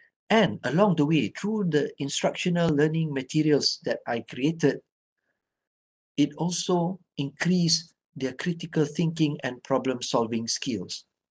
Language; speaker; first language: English; non-native, local second language; Malay